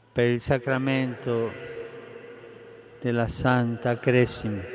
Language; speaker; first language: Italian; non-native, fluent; Spanish